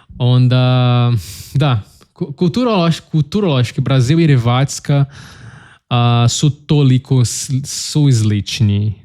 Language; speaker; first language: Bosnian; non-native, learner; Portuguese